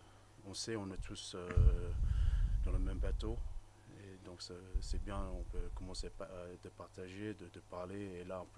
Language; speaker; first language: French; non-native, fluent; English